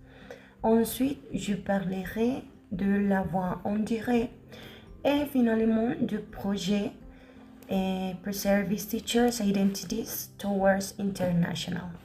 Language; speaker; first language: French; non-native, learner; Spanish